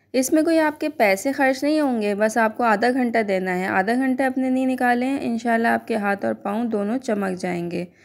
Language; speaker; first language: Hindi; native; Hindi